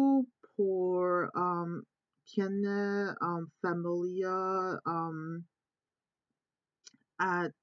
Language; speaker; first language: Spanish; non-native, learner; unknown